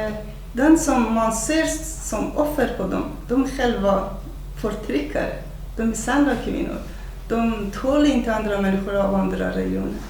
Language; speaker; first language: Swedish; non-native, fluent; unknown